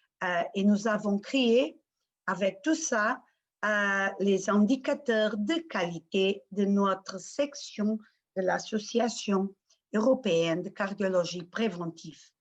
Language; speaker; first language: French; non-native, fluent; Portuguese